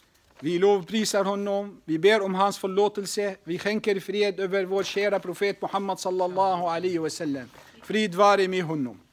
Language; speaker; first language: Swedish; non-native, fluent; Arabic